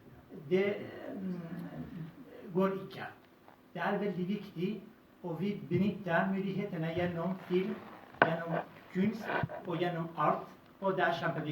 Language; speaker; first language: Norwegian; non-native, fluent; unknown